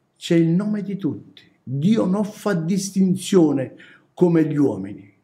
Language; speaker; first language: Italian; native; Italian